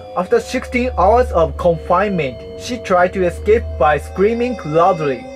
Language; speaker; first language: English; non-native, fluent; Japanese